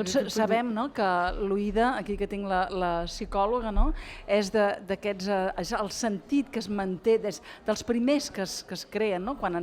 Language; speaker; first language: Catalan; native; Catalan